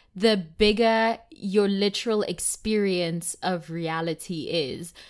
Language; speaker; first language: English; non-native, local second language; Tswana